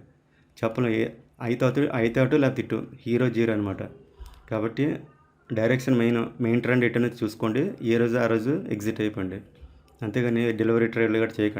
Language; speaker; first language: Telugu; native; Telugu